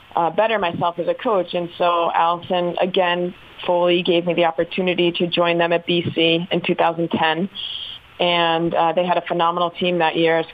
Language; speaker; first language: English; native; English